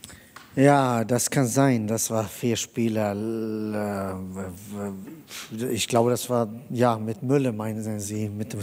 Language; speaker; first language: German; non-native, fluent; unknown